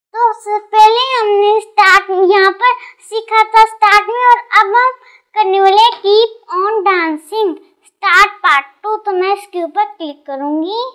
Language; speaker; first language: Hindi; non-native, local second language; Punjabi